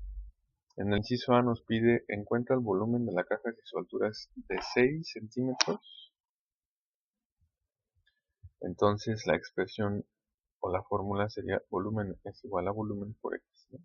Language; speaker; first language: Spanish; native; Spanish